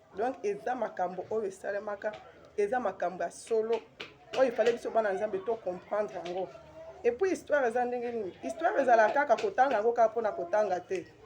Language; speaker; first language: Lingala; non-native, local second language; Swahili